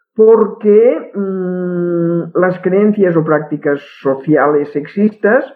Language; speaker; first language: Spanish; non-native, local second language; Catalan